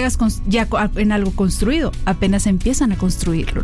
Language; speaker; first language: Spanish; native; Spanish